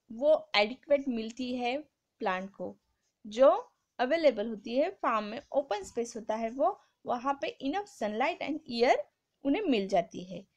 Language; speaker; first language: Hindi; non-native, local second language; Marathi